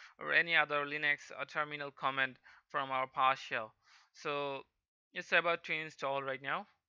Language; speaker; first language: English; non-native, local second language; Hindi